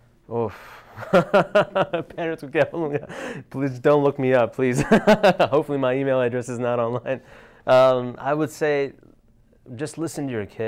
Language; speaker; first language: English; early bilingual, other home language; Urdu